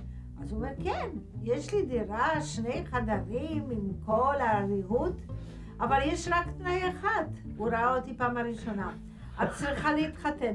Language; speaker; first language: Hebrew; non-native, fluent; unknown